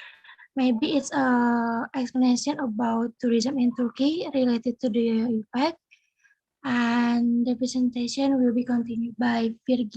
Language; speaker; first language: English; non-native, learner; Indonesian